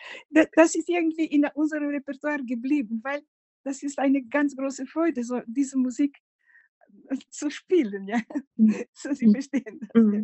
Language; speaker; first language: German; non-native, fluent; Macedonian